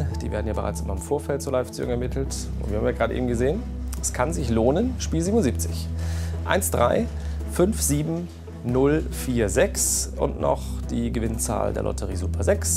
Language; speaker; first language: German; native; German